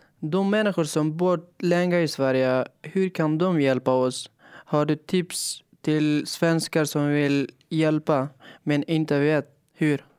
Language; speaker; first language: Swedish; non-native, learner; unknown